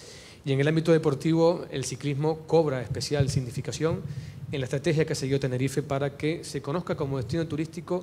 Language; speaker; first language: Spanish; native; Spanish